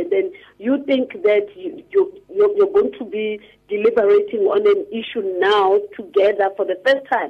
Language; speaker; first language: English; non-native, local second language; Tswana